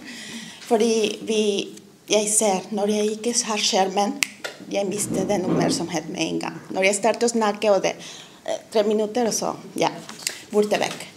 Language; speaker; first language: Norwegian; non-native, learner; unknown